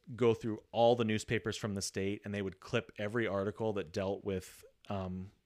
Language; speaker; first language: English; native; English